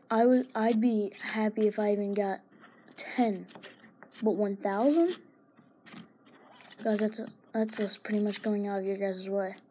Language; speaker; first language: English; native; English